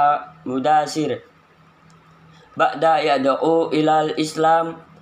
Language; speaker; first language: Arabic; non-native, learner; Indonesian